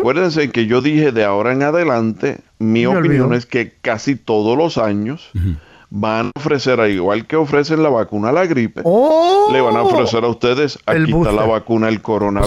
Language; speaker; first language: Spanish; early bilingual, heritage; Spanish